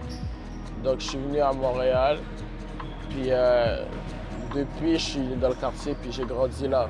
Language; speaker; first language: French; native; French